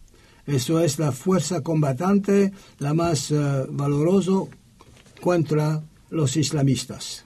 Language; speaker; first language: Spanish; non-native, learner; French